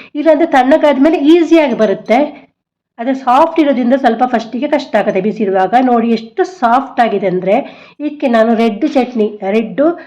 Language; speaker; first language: Kannada; non-native, local second language; Konkani